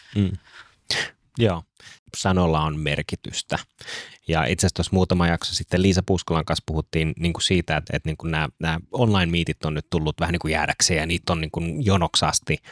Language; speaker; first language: Finnish; native; Finnish